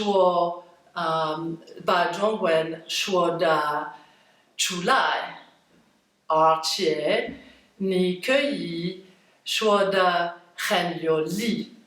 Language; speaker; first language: Chinese; non-native, learner; French